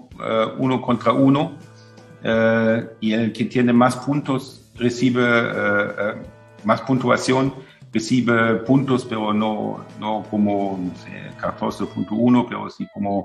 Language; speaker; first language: Spanish; non-native, fluent; German